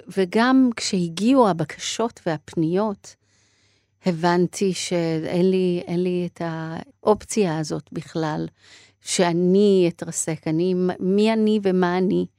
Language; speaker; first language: Hebrew; early bilingual, other home language; Persian